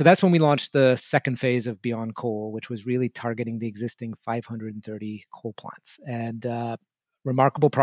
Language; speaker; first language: English; native; English